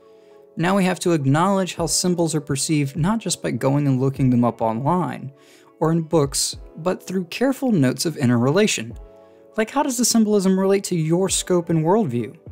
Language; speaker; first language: English; native; English